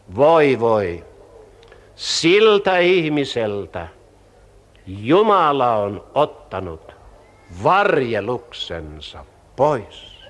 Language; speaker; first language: Finnish; native; Finnish